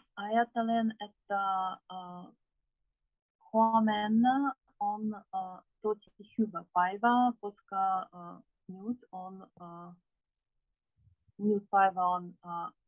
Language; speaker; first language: Finnish; non-native, learner; Russian